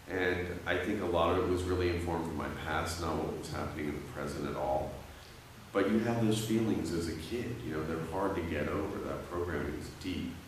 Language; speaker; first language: English; native; English